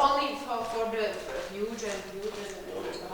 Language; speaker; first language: English; non-native, learner; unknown